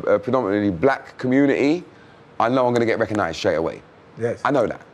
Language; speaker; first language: English; native; English